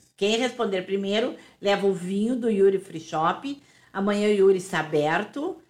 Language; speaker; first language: Portuguese; native; Portuguese